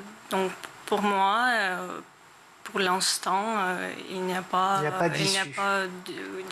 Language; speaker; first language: French; non-native, learner; Ukrainian